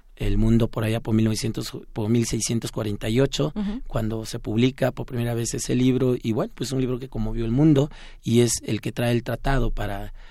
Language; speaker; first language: Spanish; non-native, local second language; Zapotec